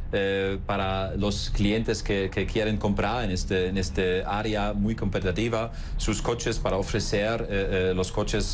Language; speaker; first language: Spanish; non-native, fluent; German